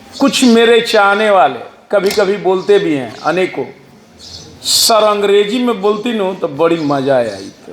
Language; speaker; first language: Hindi; non-native, local second language; Bhojpuri